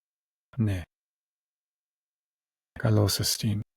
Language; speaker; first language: Greek; non-native, learner; English